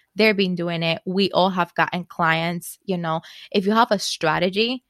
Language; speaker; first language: English; non-native, fluent; Spanish